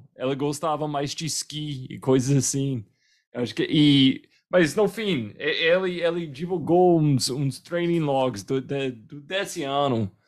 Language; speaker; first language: Portuguese; non-native, fluent; English